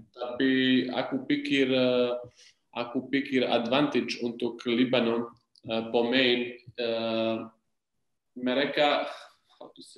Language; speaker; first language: Indonesian; non-native, learner; Serbian